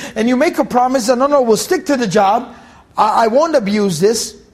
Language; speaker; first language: English; native; English